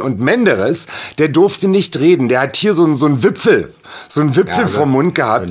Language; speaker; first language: German; native; German